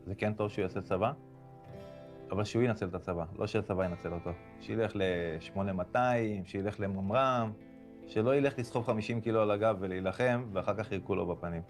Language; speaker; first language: Hebrew; native; Hebrew